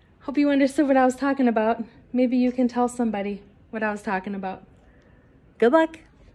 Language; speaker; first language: English; native; English